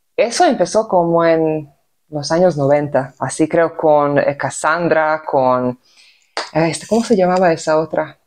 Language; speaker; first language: Spanish; non-native, fluent; Serbian